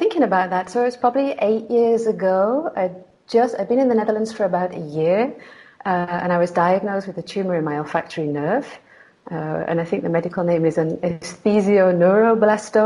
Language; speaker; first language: English; native; English